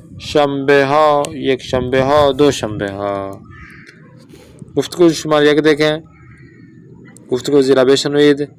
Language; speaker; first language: Persian; non-native, fluent; Urdu